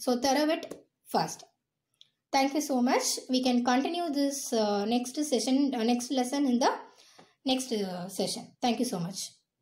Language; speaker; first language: English; non-native, local second language; Tamil